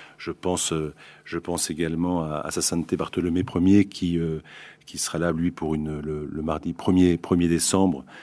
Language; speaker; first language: French; native; French